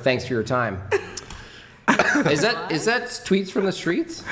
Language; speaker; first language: English; native; English